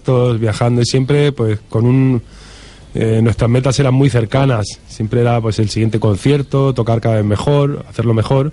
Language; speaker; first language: Spanish; native; Spanish